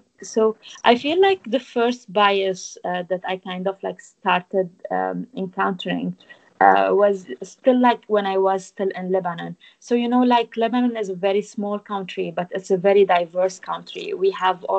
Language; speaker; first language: English; non-native, fluent; Arabic